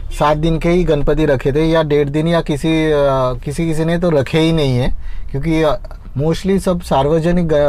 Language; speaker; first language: Hindi; non-native, local second language; Marathi